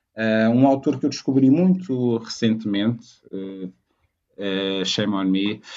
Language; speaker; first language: Portuguese; native; Portuguese